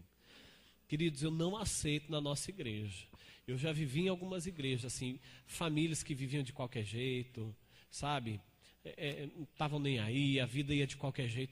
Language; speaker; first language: Portuguese; native; Portuguese